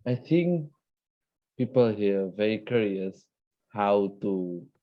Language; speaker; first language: English; non-native, fluent; Indonesian